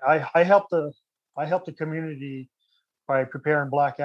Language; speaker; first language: English; native; English